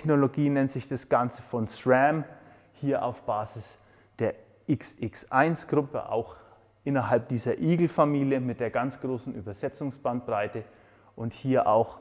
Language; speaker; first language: German; native; German